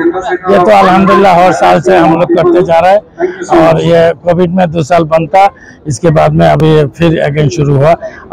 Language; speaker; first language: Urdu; non-native, fluent; Bangla